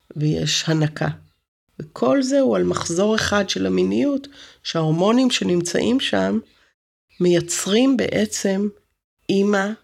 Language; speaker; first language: Hebrew; native; Hebrew